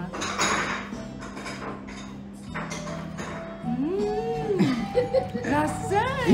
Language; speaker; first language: Japanese; native; Japanese